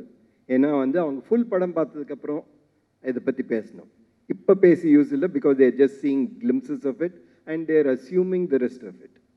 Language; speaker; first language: Tamil; native; Tamil